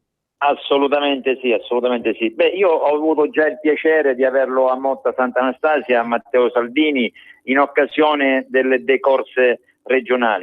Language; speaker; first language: Italian; native; Italian